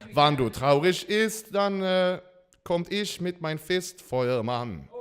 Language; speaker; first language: German; non-native, learner; Swedish